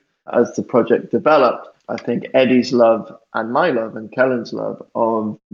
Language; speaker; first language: English; native; English